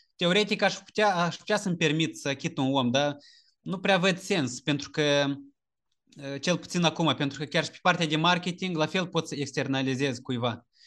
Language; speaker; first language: Romanian; native; Romanian